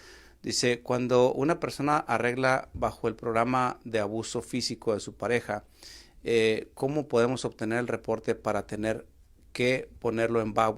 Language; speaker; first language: Spanish; native; Spanish